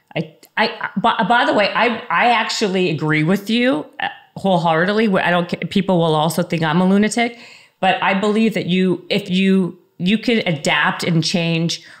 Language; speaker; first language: English; native; English